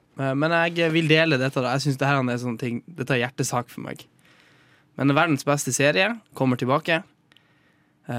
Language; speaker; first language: Norwegian; native; Norwegian